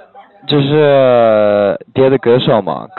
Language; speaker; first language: Chinese; non-native, learner; English